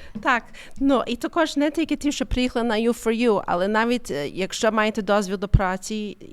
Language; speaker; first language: Ukrainian; early bilingual, heritage; Ukrainian